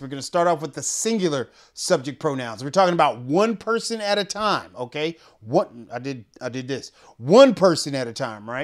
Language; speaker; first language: English; native; English